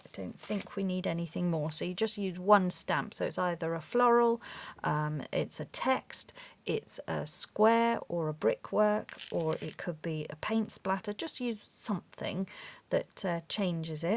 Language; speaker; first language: English; native; English